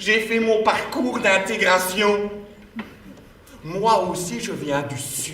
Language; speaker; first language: French; native; French